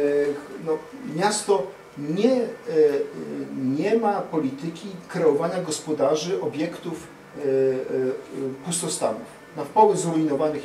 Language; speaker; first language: Polish; native; Polish